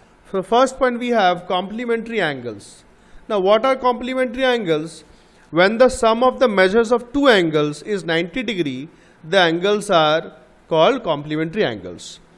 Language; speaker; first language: English; non-native, local second language; Bangla